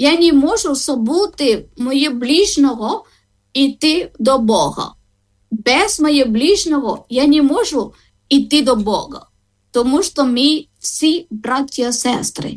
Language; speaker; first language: Ukrainian; non-native, learner; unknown